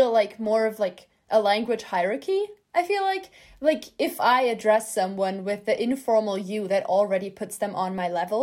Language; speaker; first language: English; non-native, fluent; German